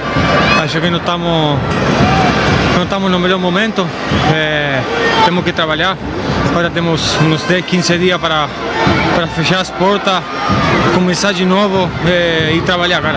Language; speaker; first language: Portuguese; non-native, fluent; Spanish